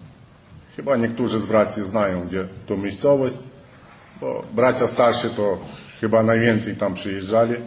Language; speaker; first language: Polish; early bilingual, heritage; Polish